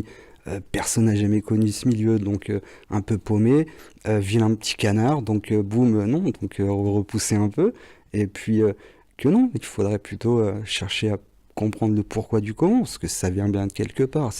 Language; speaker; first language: French; native; French